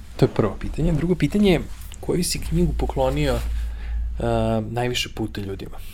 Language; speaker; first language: Serbian; native; Serbian